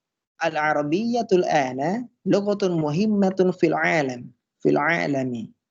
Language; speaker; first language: Arabic; non-native, fluent; Indonesian